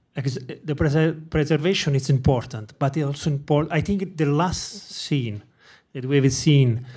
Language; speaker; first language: English; non-native, fluent; Italian